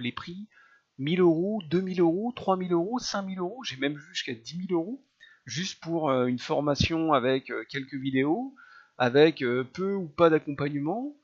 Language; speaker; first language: French; native; French